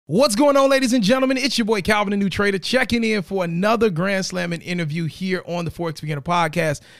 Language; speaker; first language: English; native; English